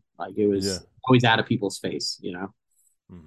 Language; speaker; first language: English; native; English